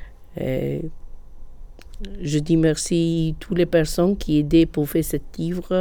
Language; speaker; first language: French; non-native, learner; Albanian